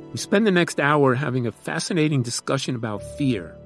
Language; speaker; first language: English; native; English